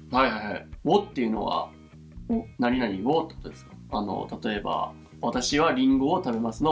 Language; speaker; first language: Japanese; native; Japanese